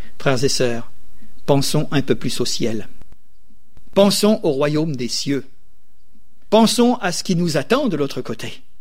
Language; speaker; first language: French; native; French